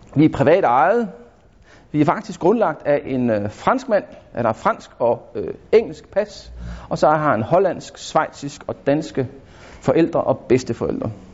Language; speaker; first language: Danish; native; Danish